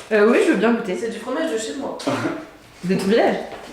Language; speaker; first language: French; native; French